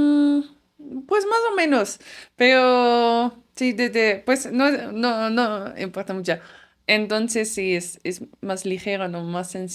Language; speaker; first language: Spanish; non-native, fluent; Dutch